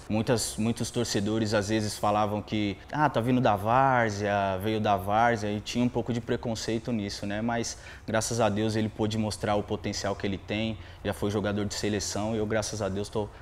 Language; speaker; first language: Portuguese; native; Portuguese